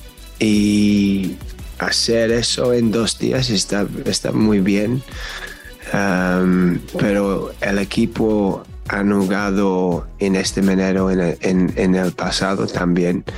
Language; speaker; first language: Spanish; non-native, learner; English